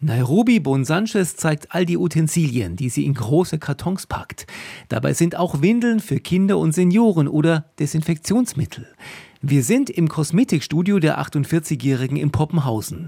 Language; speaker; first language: German; native; German